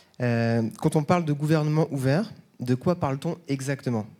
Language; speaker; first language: French; native; French